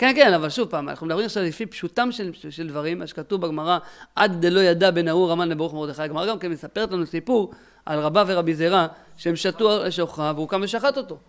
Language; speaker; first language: Hebrew; native; Hebrew